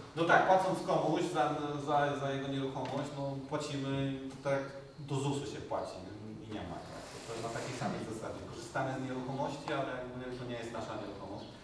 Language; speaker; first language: Polish; native; Polish